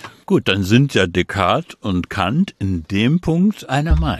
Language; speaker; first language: German; native; German